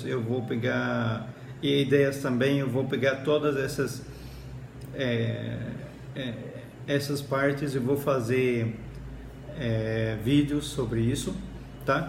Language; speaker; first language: Portuguese; non-native, fluent; Arabic